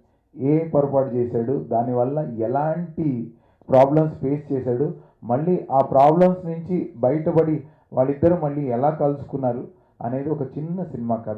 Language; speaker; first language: Telugu; native; Telugu